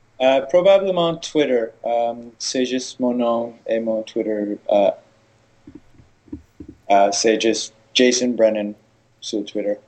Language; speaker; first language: French; non-native, learner; English